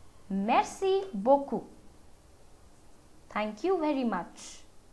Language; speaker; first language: English; non-native, local second language; Hindi